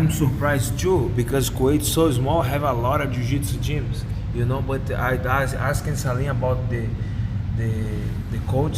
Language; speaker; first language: English; non-native, learner; Portuguese